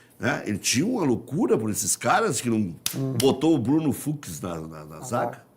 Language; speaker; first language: Portuguese; native; Portuguese